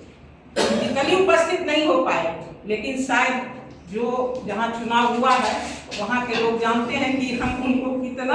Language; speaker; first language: Hindi; native; Hindi